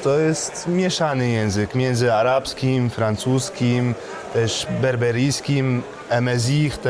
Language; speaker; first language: Polish; early bilingual, heritage; Polish